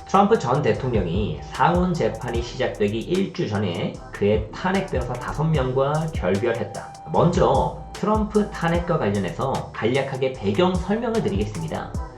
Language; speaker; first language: Korean; native; Korean